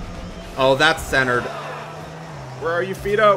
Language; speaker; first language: English; native; English